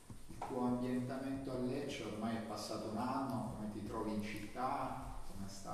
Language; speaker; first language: Italian; native; Italian